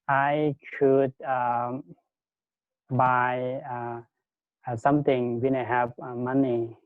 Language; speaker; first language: English; non-native, learner; Lao